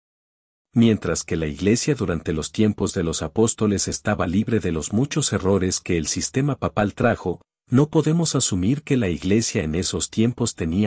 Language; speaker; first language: Spanish; native; Spanish